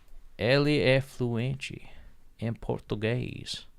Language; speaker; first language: Portuguese; non-native, learner; English